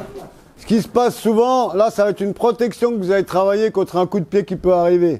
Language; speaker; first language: French; native; French